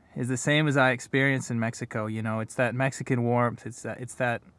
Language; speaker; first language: English; native; English